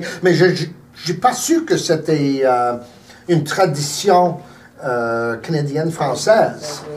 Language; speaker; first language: French; early bilingual, heritage; English